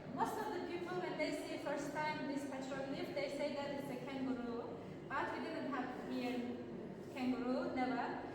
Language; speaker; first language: English; non-native, learner; Azerbaijani